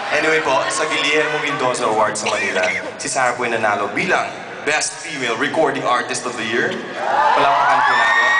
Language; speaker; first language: Filipino; non-native, local second language; Cebuano